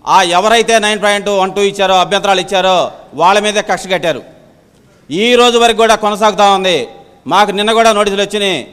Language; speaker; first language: Telugu; native; Telugu